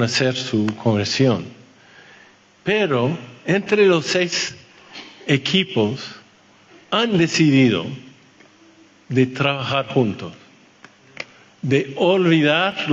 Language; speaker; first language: Spanish; non-native, fluent; French